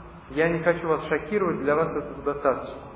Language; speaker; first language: Russian; native; Russian